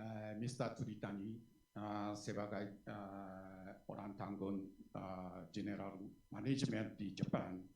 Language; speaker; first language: Indonesian; non-native, learner; Japanese